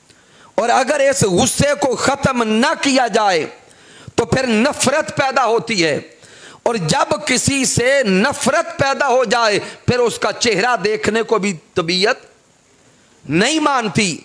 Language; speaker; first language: Urdu; native; Urdu